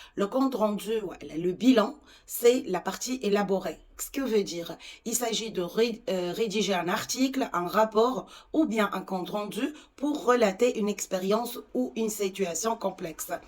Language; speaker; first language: French; non-native, fluent; Arabic